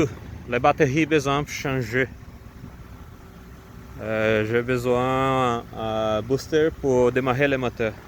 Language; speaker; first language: French; non-native, learner; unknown